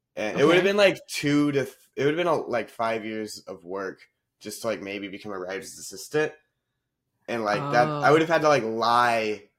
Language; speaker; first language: English; native; English